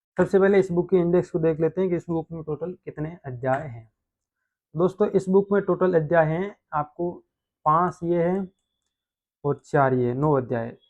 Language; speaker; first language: Hindi; native; Hindi